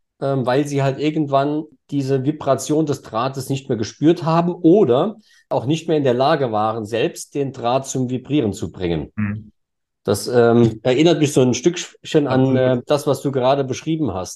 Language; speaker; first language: German; native; German